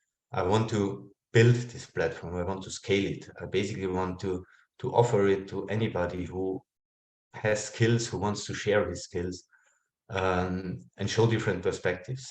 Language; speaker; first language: English; non-native, fluent; German